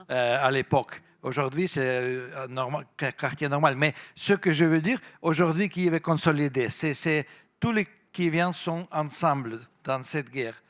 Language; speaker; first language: French; non-native, fluent; Russian